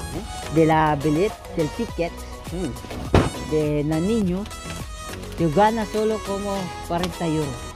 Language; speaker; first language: Spanish; non-native, learner; Filipino